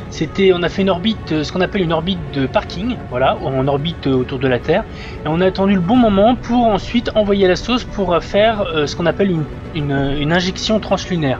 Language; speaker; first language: French; native; French